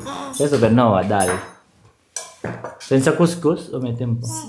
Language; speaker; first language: Italian; non-native, learner; Filipino